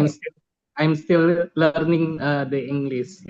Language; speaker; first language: English; non-native, learner; Indonesian